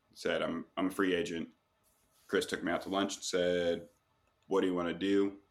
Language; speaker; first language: English; native; English